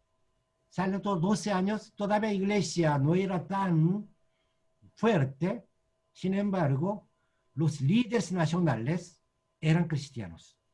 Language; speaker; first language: Spanish; non-native, learner; Korean